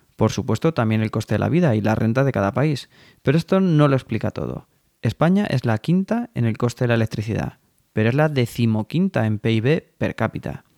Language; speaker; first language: Spanish; native; Spanish